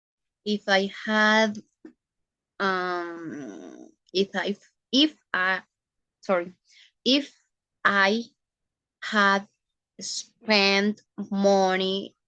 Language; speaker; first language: English; non-native, learner; Spanish